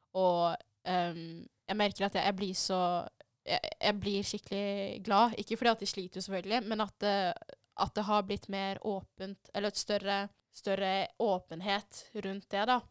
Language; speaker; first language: Norwegian; early bilingual, other home language; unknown